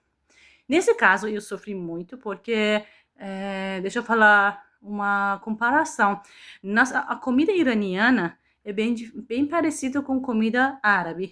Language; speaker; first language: Portuguese; non-native, fluent; Persian